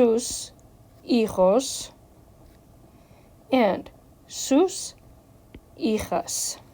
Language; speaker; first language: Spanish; non-native, fluent; English